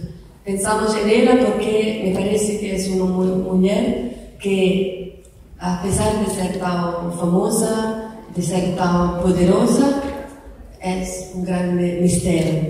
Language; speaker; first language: Portuguese; non-native, learner; Italian